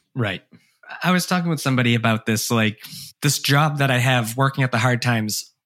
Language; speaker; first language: English; native; English